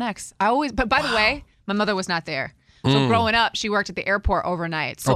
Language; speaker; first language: English; native; English